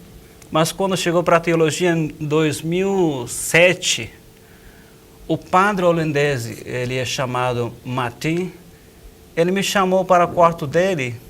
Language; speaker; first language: Portuguese; non-native, fluent; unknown